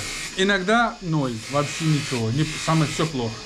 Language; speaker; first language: Russian; non-native, learner; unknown